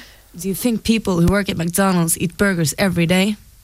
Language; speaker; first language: English; non-native, fluent; Norwegian